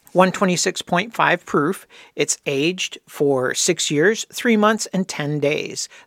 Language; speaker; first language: English; native; English